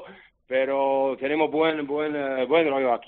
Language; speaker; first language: Spanish; non-native, learner; Czech